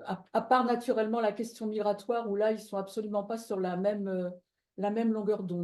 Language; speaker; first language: French; native; French